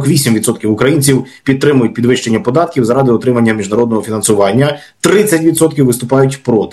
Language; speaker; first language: Ukrainian; native; Ukrainian